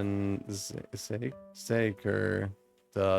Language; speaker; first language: Dutch; non-native, learner; English